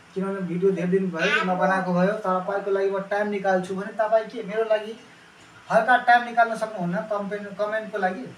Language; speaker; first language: Nepali; native; Nepali